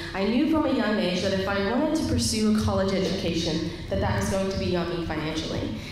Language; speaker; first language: English; native; English